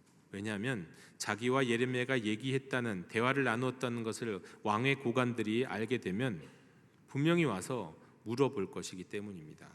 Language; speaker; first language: Korean; native; Korean